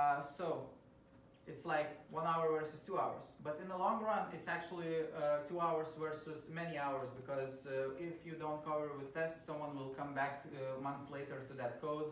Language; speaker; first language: English; non-native, fluent; Lithuanian